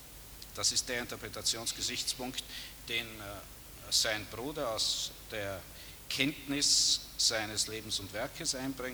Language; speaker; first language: German; native; German